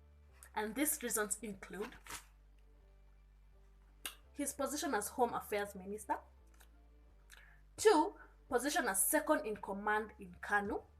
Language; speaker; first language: English; non-native, local second language; Kikuyu